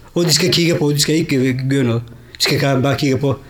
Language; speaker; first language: Danish; non-native, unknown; Kurdish